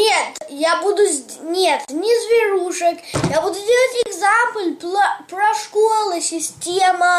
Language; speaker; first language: Russian; early bilingual, heritage; English